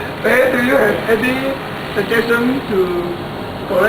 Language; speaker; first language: English; non-native, learner; Cantonese